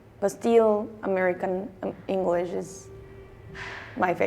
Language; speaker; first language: English; non-native, fluent; Korean